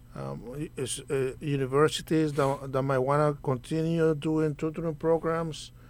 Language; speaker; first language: English; non-native, fluent; Spanish